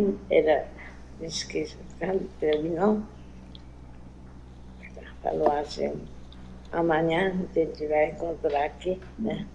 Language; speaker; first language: Portuguese; non-native, learner; Japanese